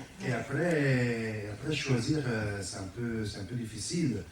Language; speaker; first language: French; non-native, fluent; Italian